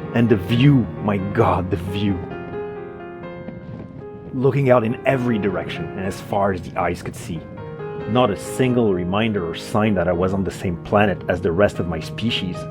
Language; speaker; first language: English; non-native, local second language; French